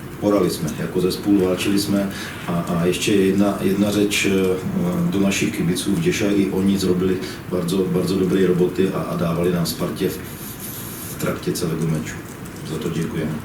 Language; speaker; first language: Polish; non-native, learner; Czech